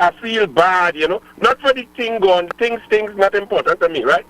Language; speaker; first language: English; native; English